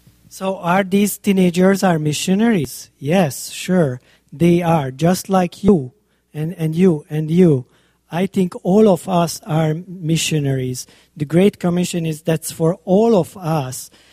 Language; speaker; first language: English; non-native, fluent; Hungarian